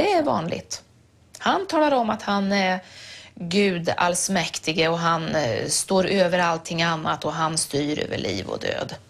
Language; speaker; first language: Swedish; native; Swedish